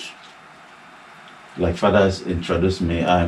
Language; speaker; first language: English; non-native, local second language; Igbo